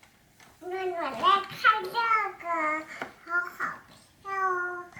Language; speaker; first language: Chinese; early bilingual, heritage; Chinese